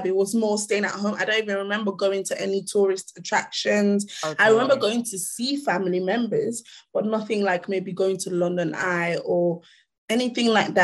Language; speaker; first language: English; non-native, local second language; Krio